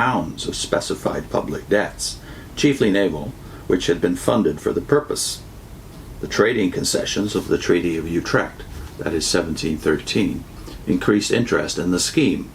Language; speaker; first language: English; native; English